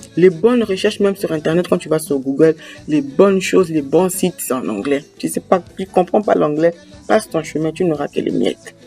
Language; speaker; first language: French; native; French